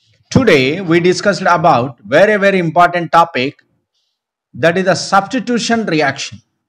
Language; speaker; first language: English; non-native, local second language; Telugu